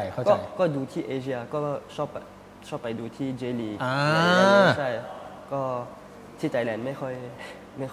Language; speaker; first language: Thai; early bilingual, heritage; Thai